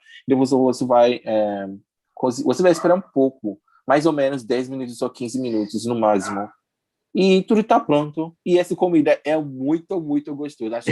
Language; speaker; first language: Portuguese; non-native, learner; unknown